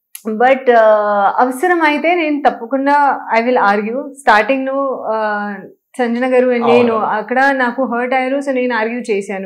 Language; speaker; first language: Telugu; non-native, learner; Hindi